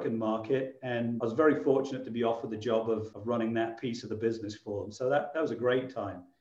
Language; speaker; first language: English; native; English